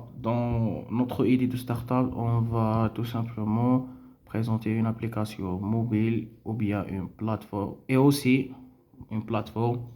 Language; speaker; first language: French; non-native, local second language; Arabic